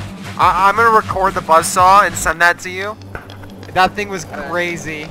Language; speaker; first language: English; native; English